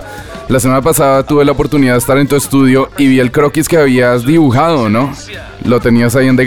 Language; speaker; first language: Spanish; native; Spanish